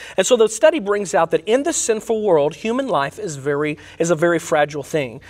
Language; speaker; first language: English; native; English